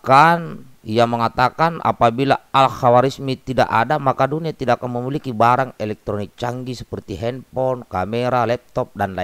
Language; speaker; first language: Indonesian; native; Indonesian